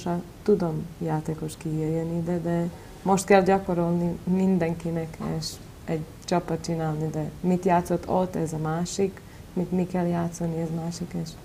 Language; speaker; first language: Hungarian; non-native, learner; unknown